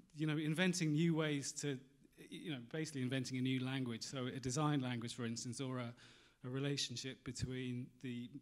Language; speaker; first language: English; native; English